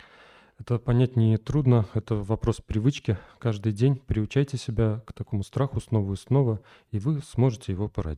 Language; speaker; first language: Russian; native; Russian